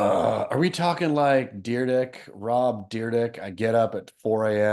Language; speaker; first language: English; native; English